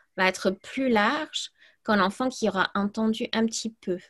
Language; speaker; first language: French; early bilingual, other home language; English